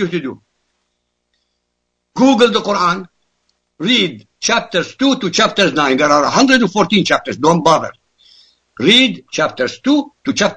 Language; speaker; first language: English; non-native, fluent; Arabic